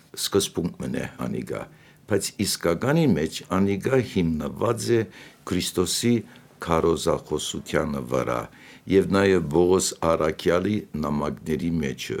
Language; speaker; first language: Armenian; native; Armenian